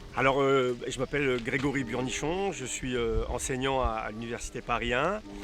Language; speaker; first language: French; native; French